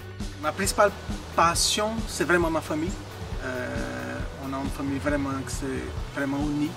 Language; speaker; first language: French; non-native, fluent; Portuguese